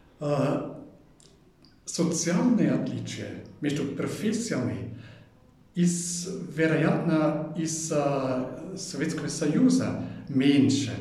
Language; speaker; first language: Russian; non-native, fluent; German